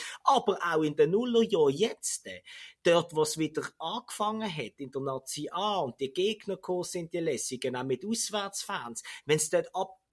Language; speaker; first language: German; native; German